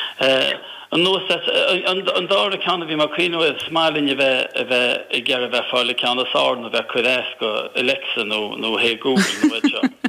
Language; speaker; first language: Irish; native; Irish